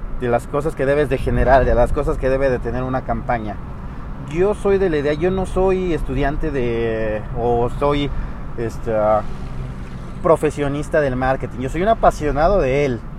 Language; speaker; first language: Spanish; native; Spanish